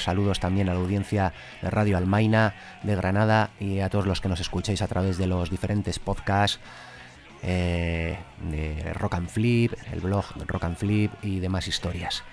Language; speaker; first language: Spanish; native; Spanish